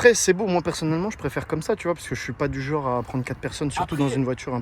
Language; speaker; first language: French; native; French